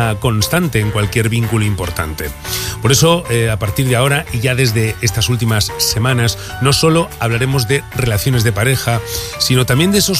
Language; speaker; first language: Spanish; native; Spanish